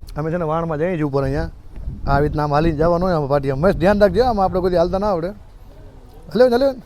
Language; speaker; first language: Gujarati; non-native, local second language; Kachhi